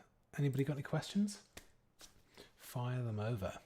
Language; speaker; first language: English; native; English